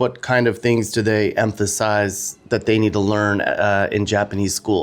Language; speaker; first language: English; native; English